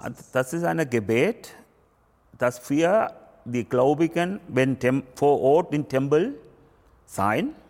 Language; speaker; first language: German; non-native, learner; Tamil